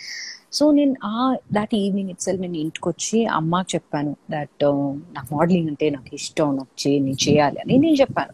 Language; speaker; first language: Telugu; non-native, fluent; Malayalam